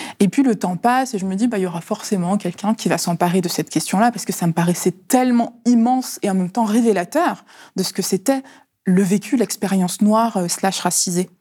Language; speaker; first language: French; early bilingual, other home language; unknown